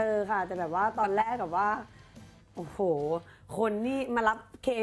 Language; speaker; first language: Thai; native; Thai